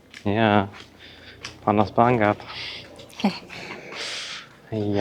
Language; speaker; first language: Indonesian; non-native, learner; German